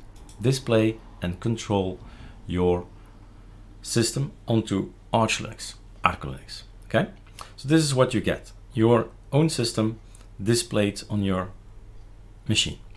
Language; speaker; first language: English; non-native, fluent; Dutch